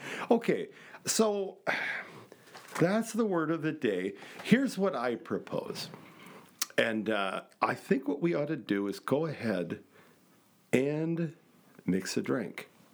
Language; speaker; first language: English; native; English